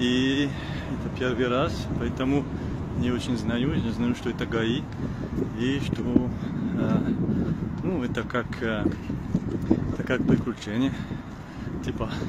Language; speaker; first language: Russian; non-native, learner; French